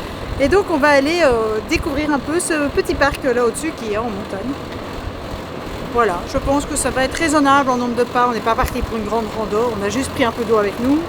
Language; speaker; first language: French; native; French